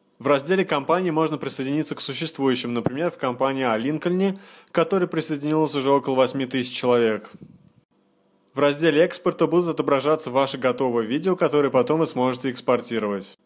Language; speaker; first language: Russian; native; Russian